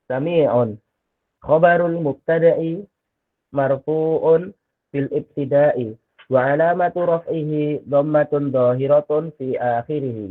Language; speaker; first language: Arabic; non-native, learner; Indonesian